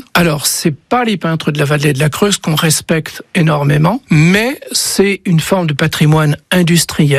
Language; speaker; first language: French; native; French